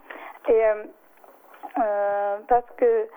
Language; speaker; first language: French; non-native, learner; Japanese